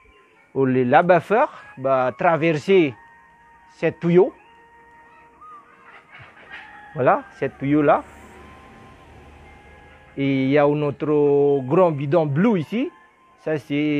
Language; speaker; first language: French; non-native, learner; Indonesian